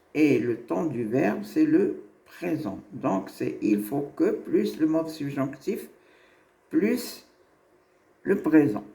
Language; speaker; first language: French; non-native, local second language; Arabic